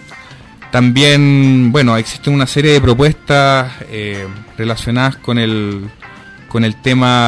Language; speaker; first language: Spanish; native; Spanish